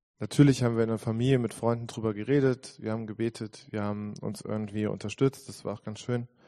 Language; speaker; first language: German; native; German